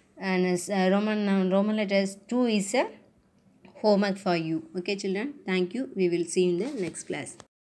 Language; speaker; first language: English; non-native, local second language; Tamil